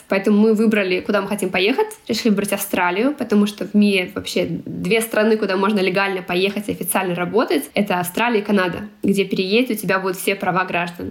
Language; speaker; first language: Russian; non-native, local second language; Tatar